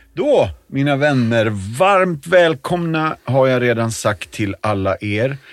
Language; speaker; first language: Swedish; native; Swedish